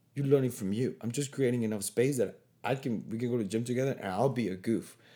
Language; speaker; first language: English; non-native, fluent; Spanish